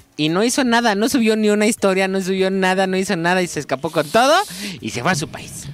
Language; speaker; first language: Spanish; native; Spanish